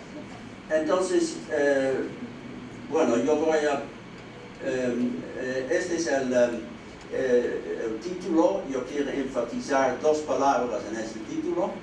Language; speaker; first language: Spanish; non-native, fluent; Dutch